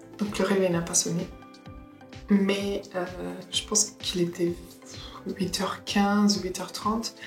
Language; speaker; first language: French; early bilingual, other home language; Portuguese